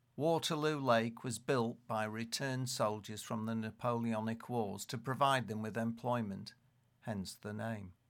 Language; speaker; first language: English; native; English